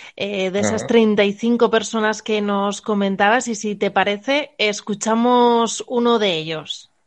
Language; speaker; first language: Spanish; native; Spanish